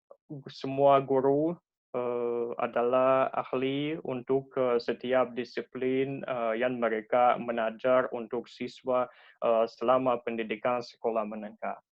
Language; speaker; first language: Indonesian; non-native, learner; Russian